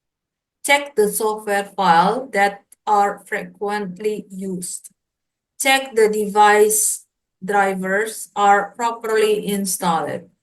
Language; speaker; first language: English; non-native, fluent; Indonesian